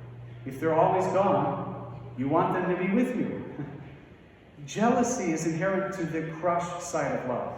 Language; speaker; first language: English; native; English